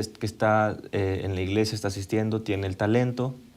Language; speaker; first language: Spanish; native; Spanish